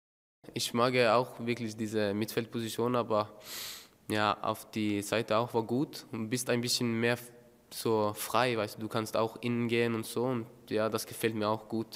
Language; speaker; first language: German; non-native, learner; Norwegian